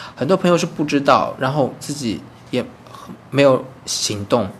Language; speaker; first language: Chinese; native; Chinese